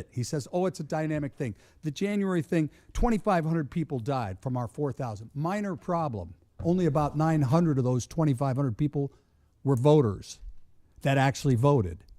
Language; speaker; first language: English; native; English